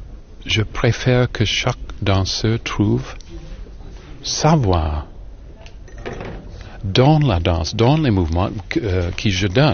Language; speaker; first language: French; non-native, fluent; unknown